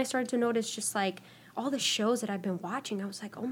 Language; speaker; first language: English; non-native, fluent; Spanish